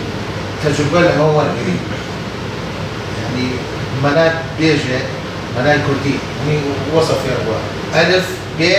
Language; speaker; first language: Arabic; non-native, learner; Kurdish